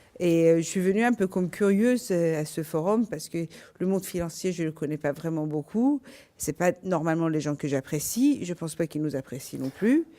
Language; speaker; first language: French; non-native, fluent; Persian